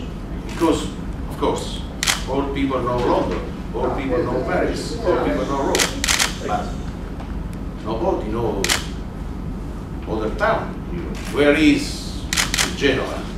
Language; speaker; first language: English; non-native, learner; Italian